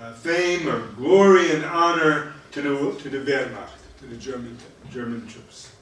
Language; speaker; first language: English; native; English